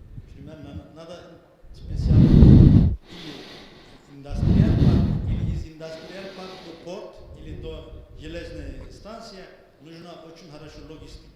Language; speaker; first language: Russian; non-native, learner; Turkish